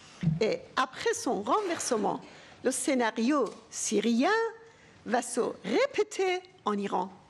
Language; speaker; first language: French; non-native, fluent; Persian